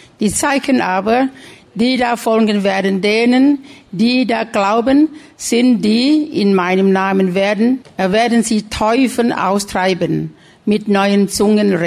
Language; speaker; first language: German; non-native, learner; Thai